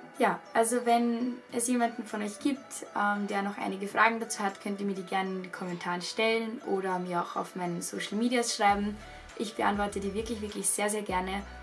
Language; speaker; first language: German; native; German